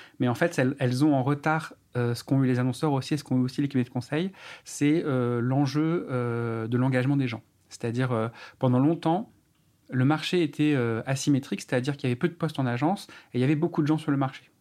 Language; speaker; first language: French; native; French